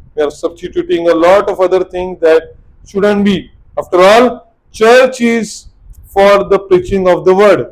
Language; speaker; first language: English; non-native, local second language; Marathi